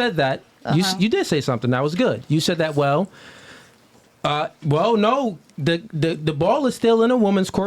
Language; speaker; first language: English; native; English